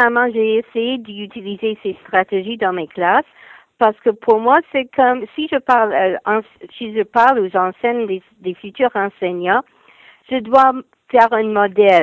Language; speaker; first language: French; non-native, fluent; English